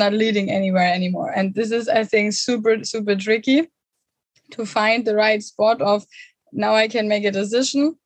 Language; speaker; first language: English; non-native, fluent; German